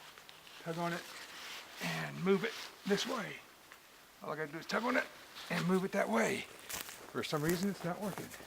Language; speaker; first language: English; native; English